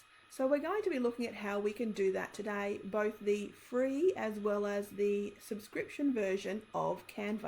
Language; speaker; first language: English; native; English